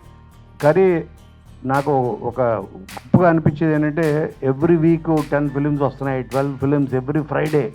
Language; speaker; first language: Telugu; native; Telugu